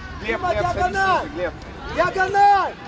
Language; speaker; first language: Russian; native; Russian